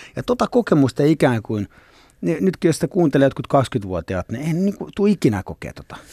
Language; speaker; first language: Finnish; early bilingual, other home language; Swedish